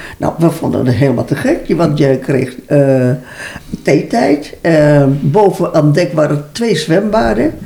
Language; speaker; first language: Dutch; early bilingual, other home language; Malay